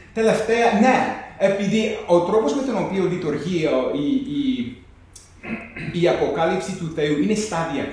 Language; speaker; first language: Greek; non-native, fluent; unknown